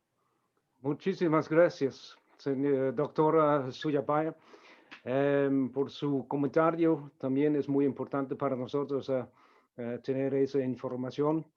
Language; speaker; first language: Spanish; non-native, fluent; Danish